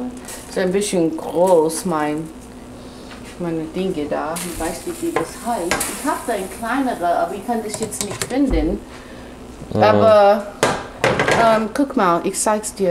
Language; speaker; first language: German; non-native, learner; English